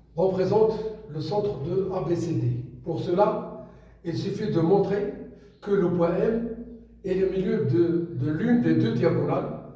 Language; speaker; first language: French; non-native, local second language; Arabic